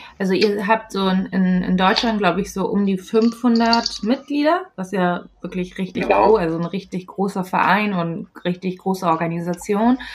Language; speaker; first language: German; native; German